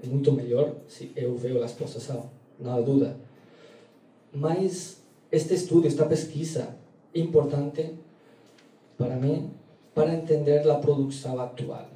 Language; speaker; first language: Portuguese; non-native, learner; Galician